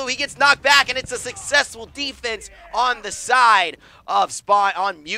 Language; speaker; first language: English; native; English